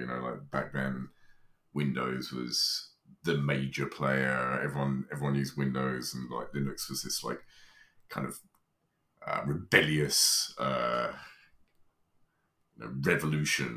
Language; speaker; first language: English; native; English